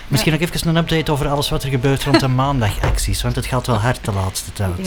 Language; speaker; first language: Dutch; native; Dutch